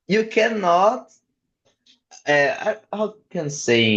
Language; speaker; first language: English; non-native, learner; Portuguese